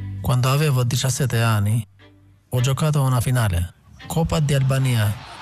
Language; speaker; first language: Italian; non-native, fluent; Albanian